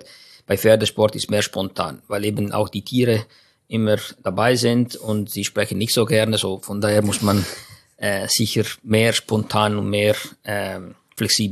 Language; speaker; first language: German; non-native, fluent; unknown